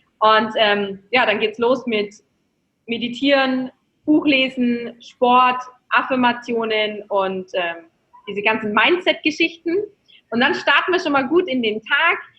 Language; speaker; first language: German; native; German